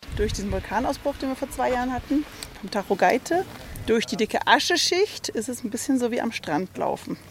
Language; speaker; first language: German; native; German